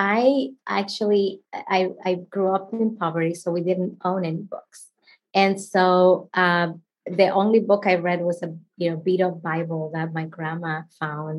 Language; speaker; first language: English; non-native, fluent; Spanish